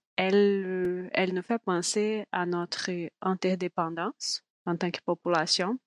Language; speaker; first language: French; non-native, fluent; Portuguese